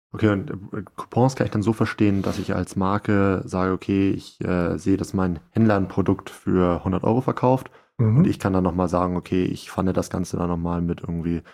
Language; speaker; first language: German; native; German